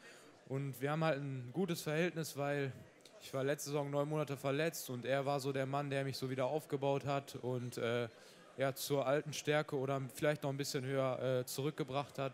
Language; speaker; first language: German; native; German